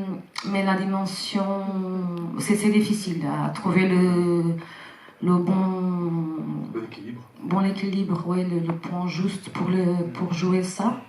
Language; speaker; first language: French; non-native, fluent; Portuguese